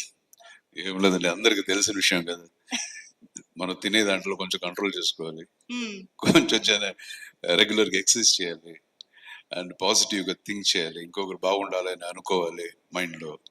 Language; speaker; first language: Telugu; non-native, fluent; Kannada